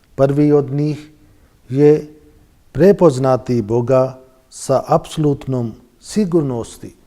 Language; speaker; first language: Bosnian; non-native, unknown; Urdu